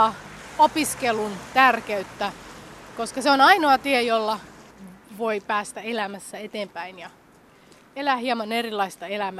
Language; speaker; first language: Finnish; early bilingual, other home language; Somali